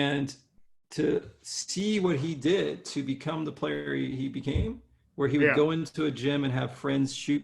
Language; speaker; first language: English; native; English